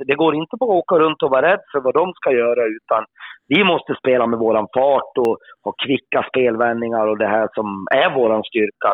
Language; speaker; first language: Swedish; native; Swedish